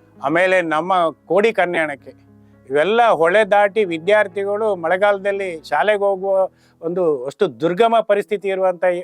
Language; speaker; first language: Kannada; native; Kannada